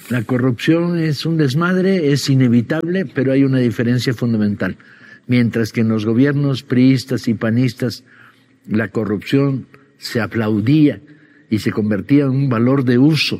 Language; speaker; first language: Spanish; native; Spanish